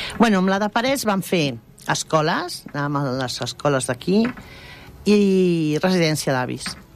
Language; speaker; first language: Catalan; non-native, local second language; Spanish